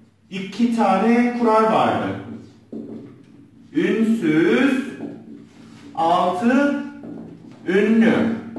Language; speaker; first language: Turkish; non-native, fluent; Korean